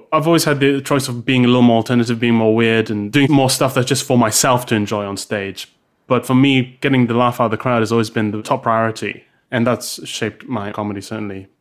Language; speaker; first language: English; native; English